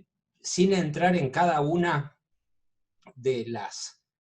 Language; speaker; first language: Spanish; native; Spanish